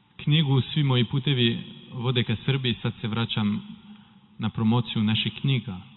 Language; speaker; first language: Serbian; non-native, fluent; French